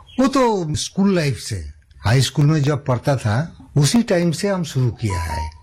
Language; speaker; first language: Hindi; non-native, local second language; Santali